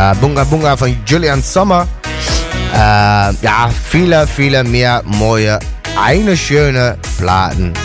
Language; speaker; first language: German; non-native, learner; Dutch